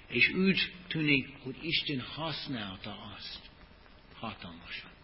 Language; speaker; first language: Hungarian; non-native, fluent; English